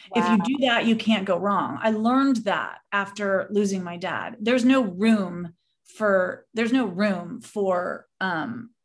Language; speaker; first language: English; native; English